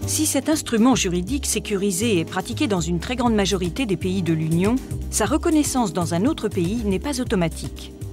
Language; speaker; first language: French; native; French